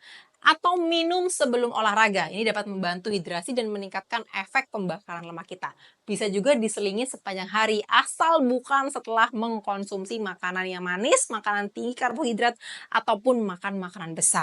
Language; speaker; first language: Indonesian; native; Indonesian